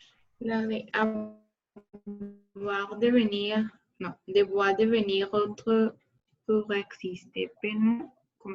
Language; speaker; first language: French; non-native, learner; Spanish